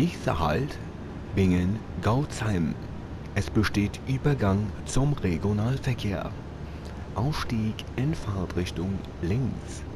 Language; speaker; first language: German; native; German